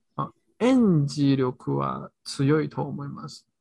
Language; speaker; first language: Japanese; non-native, learner; Chinese